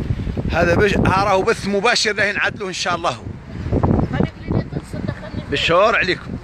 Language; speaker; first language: Arabic; native; Arabic